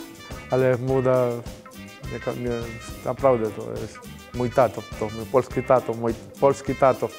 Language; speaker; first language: Polish; non-native, fluent; Spanish